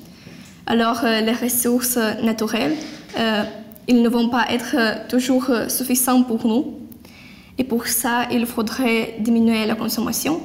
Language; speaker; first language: French; non-native, learner; Lithuanian